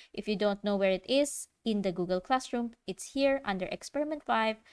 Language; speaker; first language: English; non-native, local second language; Malay